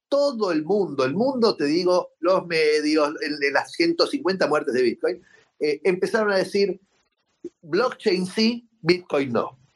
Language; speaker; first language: Spanish; native; Spanish